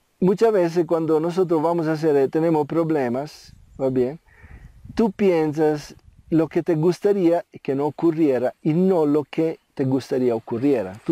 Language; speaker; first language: Spanish; non-native, fluent; Italian